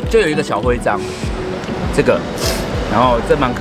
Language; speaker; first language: Chinese; native; Chinese